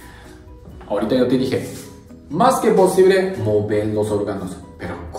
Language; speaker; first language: Spanish; non-native, learner; Japanese